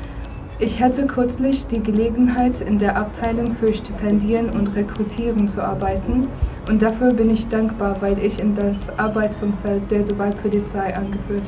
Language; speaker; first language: German; non-native, fluent; Arabic